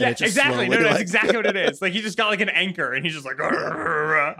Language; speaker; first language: English; native; English